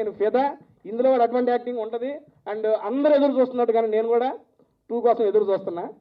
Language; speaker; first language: Telugu; native; Telugu